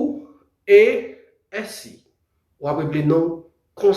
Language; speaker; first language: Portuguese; non-native, fluent; Haitian Creole